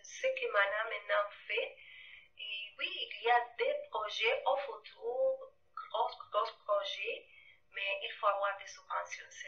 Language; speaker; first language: French; non-native, fluent; Spanish